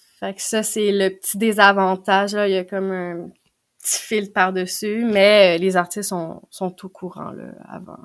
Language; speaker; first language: French; native; French